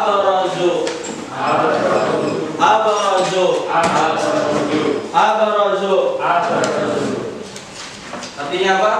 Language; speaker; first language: Arabic; non-native, fluent; Indonesian